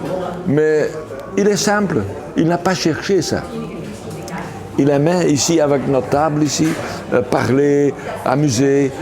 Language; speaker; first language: French; non-native, local second language; Dutch